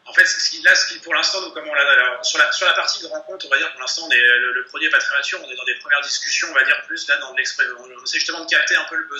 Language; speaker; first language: French; native; French